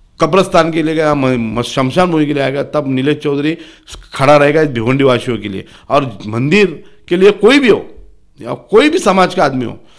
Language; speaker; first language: Hindi; non-native, local second language; Marathi